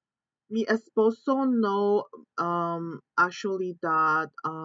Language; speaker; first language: Spanish; non-native, learner; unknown